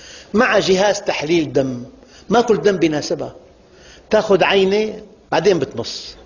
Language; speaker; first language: Arabic; native; Arabic